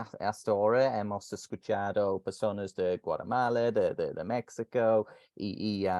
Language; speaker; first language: Spanish; non-native, fluent; English